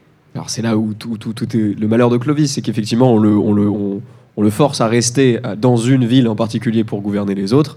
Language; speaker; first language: French; native; French